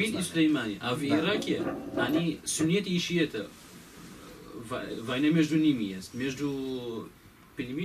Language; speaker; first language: Russian; non-native, learner; Kurdish